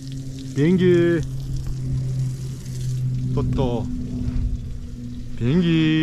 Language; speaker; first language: Korean; early bilingual, heritage; Korean